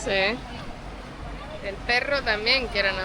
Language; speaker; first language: Spanish; non-native, fluent; Portuguese